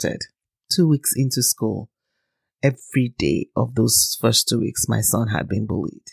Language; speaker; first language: English; non-native, local second language; Yoruba